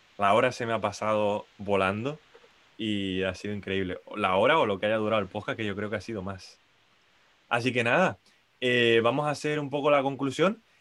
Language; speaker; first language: Spanish; native; Spanish